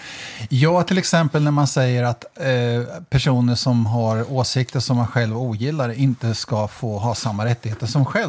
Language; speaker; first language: Swedish; native; Swedish